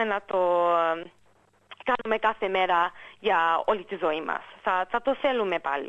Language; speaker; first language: Greek; early bilingual, heritage; English